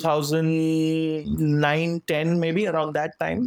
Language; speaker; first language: English; non-native, local second language; Marathi